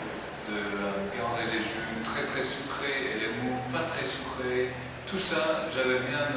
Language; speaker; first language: French; non-native, fluent; English